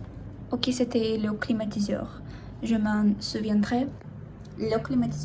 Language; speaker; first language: French; non-native, learner; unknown